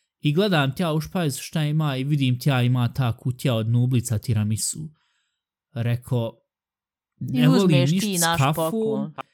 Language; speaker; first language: Bosnian; early bilingual, heritage; Bosnian